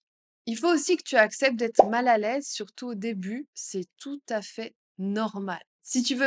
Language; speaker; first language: French; native; French